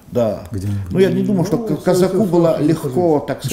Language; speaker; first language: Russian; native; Russian